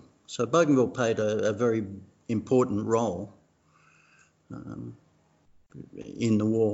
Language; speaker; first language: English; non-native, fluent; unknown